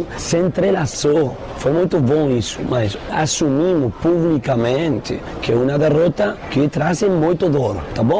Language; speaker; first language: Portuguese; non-native, fluent; Spanish